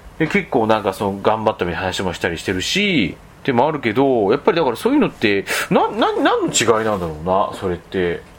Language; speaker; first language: Japanese; early bilingual, heritage; Japanese